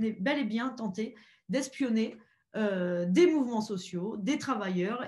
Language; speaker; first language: French; native; French